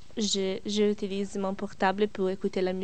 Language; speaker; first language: French; non-native, learner; Italian